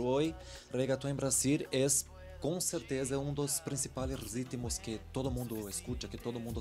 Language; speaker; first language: Spanish; non-native, learner; Portuguese